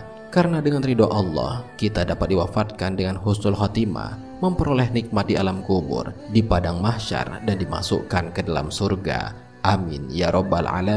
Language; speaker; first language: Indonesian; native; Indonesian